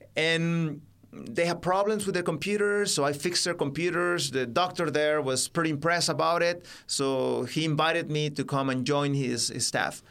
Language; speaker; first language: English; non-native, fluent; Spanish